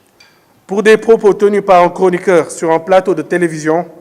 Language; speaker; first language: French; non-native, local second language; Wolof